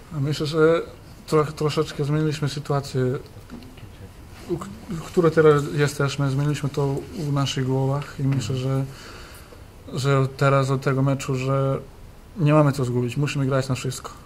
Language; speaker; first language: Polish; non-native, learner; Serbian